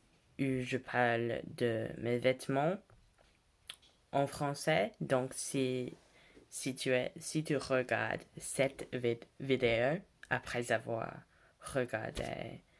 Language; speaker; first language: French; non-native, learner; English